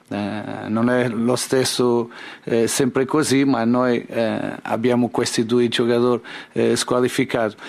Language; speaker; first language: Italian; non-native, learner; Portuguese